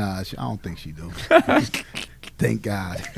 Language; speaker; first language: English; native; English